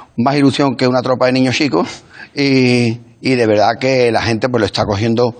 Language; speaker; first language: Spanish; native; Spanish